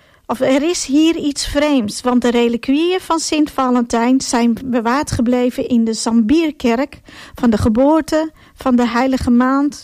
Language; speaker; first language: Dutch; non-native, fluent; Ukrainian